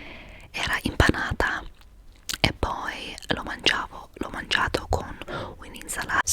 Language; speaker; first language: Italian; non-native, fluent; English